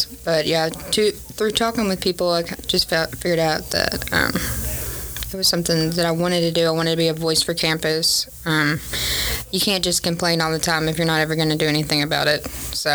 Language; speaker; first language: English; native; English